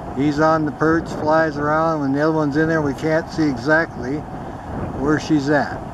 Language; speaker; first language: English; native; English